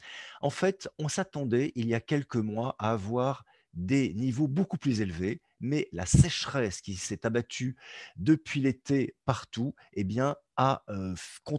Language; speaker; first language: French; native; French